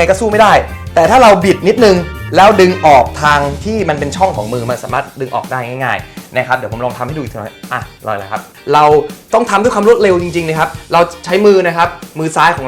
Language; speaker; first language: Thai; native; Thai